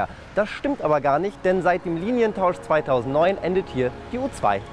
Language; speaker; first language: German; native; German